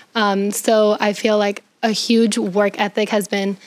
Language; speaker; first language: English; early bilingual, other home language; Spanish